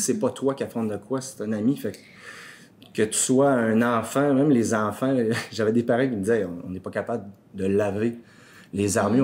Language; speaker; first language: French; native; French